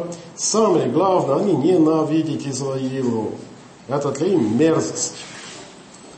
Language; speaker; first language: Russian; non-native, learner; English